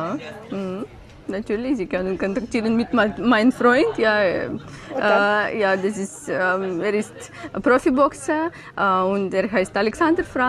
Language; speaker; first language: German; non-native, learner; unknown